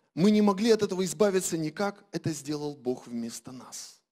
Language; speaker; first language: Russian; native; Russian